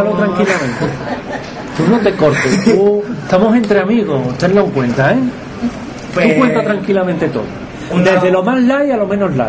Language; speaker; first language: Spanish; native; Spanish